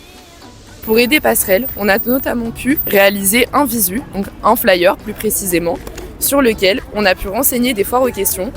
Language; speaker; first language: French; native; French